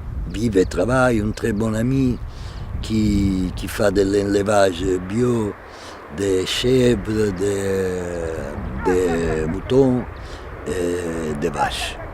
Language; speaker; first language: French; non-native, fluent; Italian